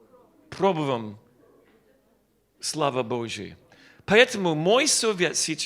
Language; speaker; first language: Russian; non-native, learner; English